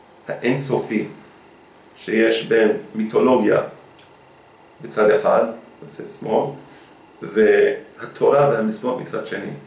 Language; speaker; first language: Hebrew; non-native, fluent; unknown